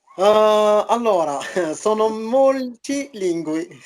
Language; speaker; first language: Italian; non-native, learner; Arabic